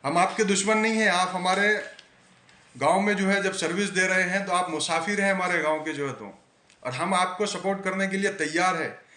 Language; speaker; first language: Hindi; non-native, local second language; Marathi